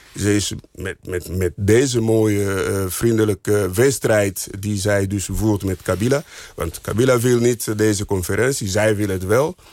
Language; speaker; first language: Dutch; non-native, fluent; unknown